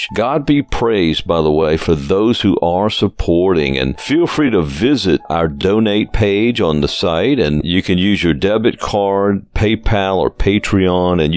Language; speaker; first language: English; native; English